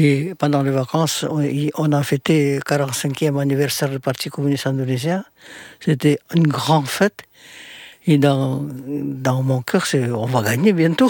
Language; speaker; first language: French; non-native, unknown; Indonesian